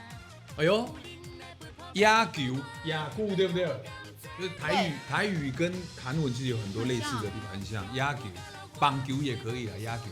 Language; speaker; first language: Chinese; native; Chinese